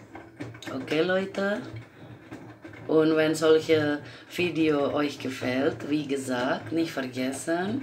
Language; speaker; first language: German; non-native, learner; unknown